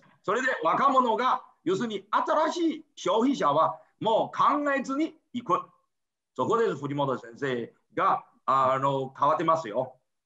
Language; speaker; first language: Japanese; non-native, fluent; Chinese